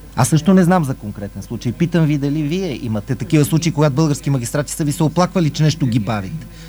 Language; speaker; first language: Bulgarian; native; Bulgarian